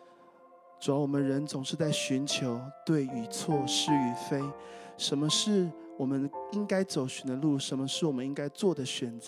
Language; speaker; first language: Chinese; native; Chinese